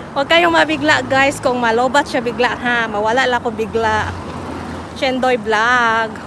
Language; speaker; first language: Filipino; non-native, local second language; Waray